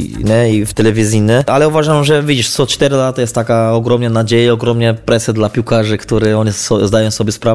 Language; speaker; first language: Polish; non-native, fluent; Portuguese